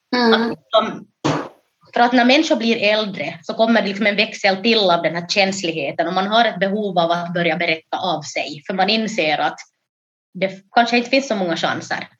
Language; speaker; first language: Swedish; native; Swedish